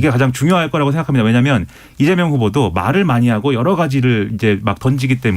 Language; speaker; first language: Korean; native; Korean